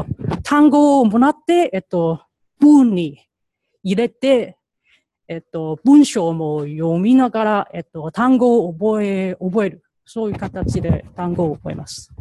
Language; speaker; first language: Japanese; non-native, learner; Chinese